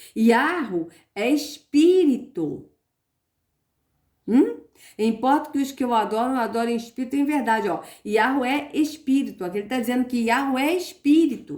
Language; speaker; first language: Portuguese; native; Portuguese